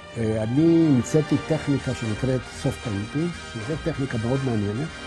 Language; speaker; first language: Hebrew; non-native, fluent; Spanish